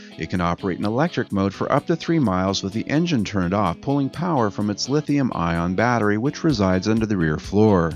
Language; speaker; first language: English; native; English